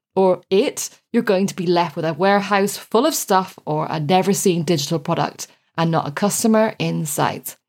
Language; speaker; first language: English; native; English